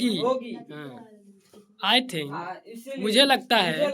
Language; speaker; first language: Hindi; native; Hindi